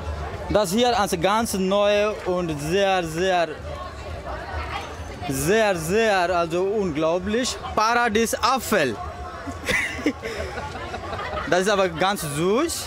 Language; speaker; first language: German; non-native, learner; Bangla